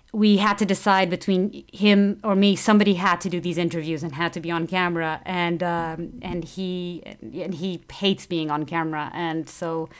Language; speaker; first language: English; non-native, fluent; Portuguese